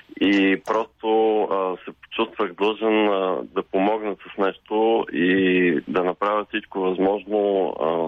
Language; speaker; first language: Bulgarian; native; Bulgarian